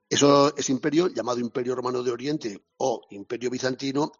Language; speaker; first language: Spanish; native; Spanish